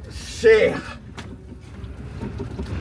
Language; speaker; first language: Spanish; non-native, learner; English